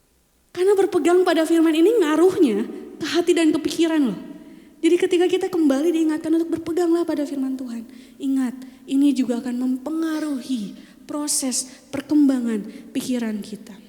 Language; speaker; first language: Indonesian; native; Indonesian